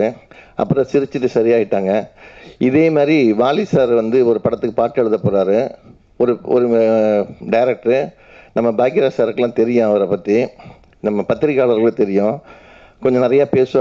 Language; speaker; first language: Tamil; native; Tamil